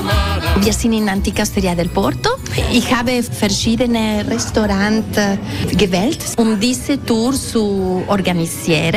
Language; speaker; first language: German; non-native, local second language; Italian